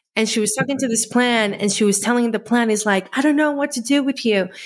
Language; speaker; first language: English; non-native, fluent; Spanish